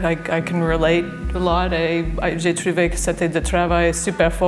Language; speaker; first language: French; non-native, fluent; English